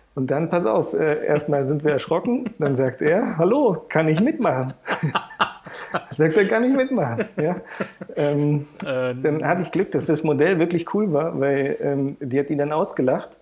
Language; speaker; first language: German; native; German